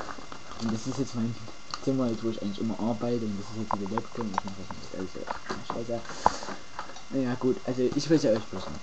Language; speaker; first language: German; native; German